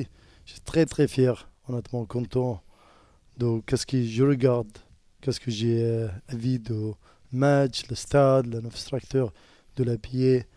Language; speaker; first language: French; non-native, learner; Arabic